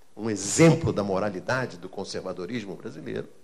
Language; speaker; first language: Portuguese; native; Portuguese